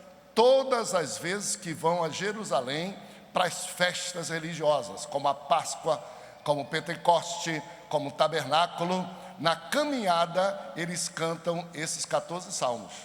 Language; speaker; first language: Portuguese; native; Portuguese